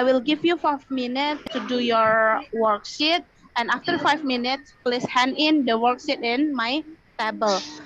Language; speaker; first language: English; non-native, learner; Indonesian